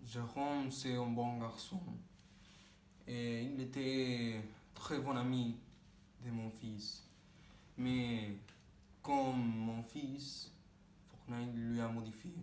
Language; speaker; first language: French; non-native, learner; Spanish